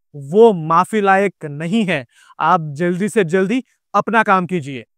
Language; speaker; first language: Hindi; non-native, local second language; Marathi